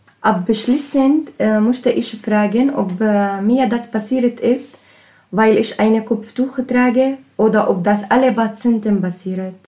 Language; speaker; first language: German; non-native, learner; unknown